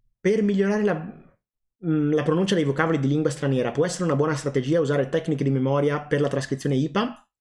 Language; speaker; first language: Italian; native; Italian